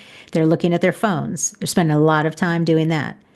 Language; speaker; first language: English; native; English